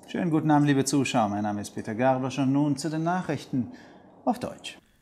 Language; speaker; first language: German; non-native, fluent; Hungarian